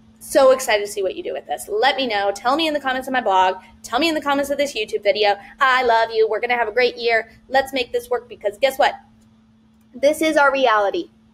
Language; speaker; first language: English; native; English